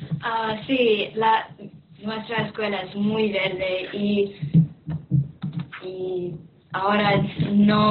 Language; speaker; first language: Spanish; non-native, learner; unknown